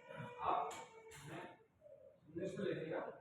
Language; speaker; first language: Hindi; non-native, learner; Bangla